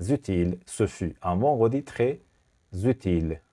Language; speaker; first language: French; non-native, fluent; Persian